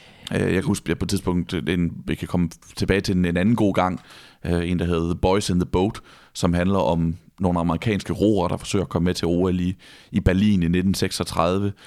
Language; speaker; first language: Danish; native; Danish